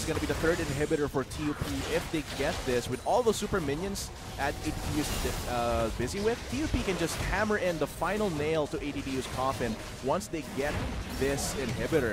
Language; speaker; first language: English; non-native, local second language; Filipino